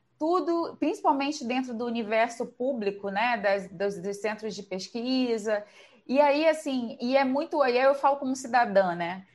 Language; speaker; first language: Portuguese; native; Portuguese